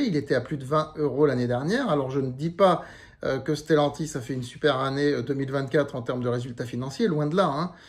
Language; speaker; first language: French; native; French